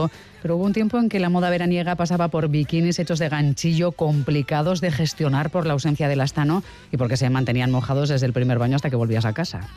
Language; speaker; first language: Spanish; native; Spanish